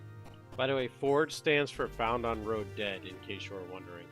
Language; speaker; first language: English; native; English